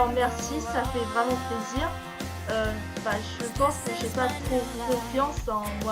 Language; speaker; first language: French; early bilingual, other home language; Korean